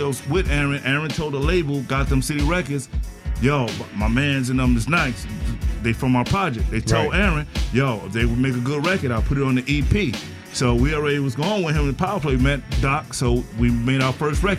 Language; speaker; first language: English; native; English